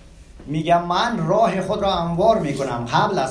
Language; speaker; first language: Persian; early bilingual, heritage; Persian